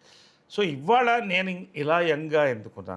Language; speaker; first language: Telugu; native; Telugu